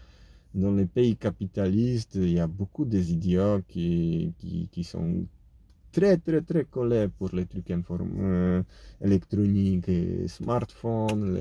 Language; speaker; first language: French; non-native, fluent; Polish